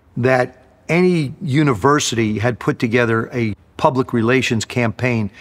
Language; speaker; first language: English; native; English